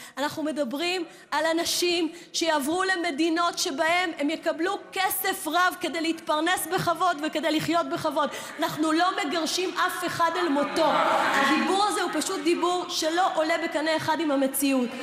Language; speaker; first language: Hebrew; native; Hebrew